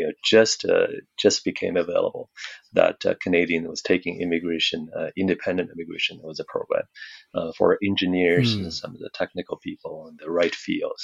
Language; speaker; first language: English; non-native, fluent; Chinese